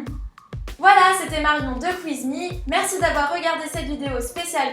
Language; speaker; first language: French; native; French